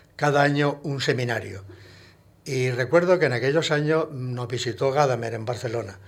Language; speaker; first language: Spanish; native; Spanish